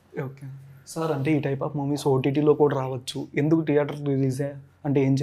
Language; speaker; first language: Telugu; native; Telugu